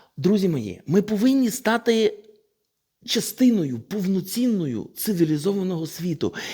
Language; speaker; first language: Ukrainian; non-native, local second language; Russian